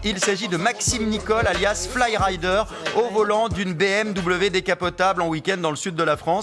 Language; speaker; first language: French; native; French